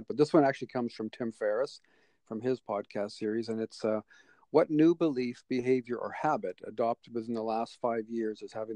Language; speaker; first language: English; native; English